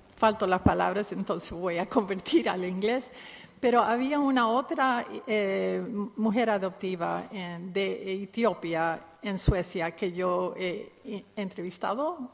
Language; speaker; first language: Spanish; non-native, fluent; English